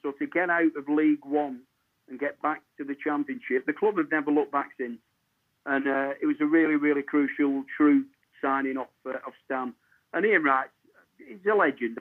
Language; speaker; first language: English; native; English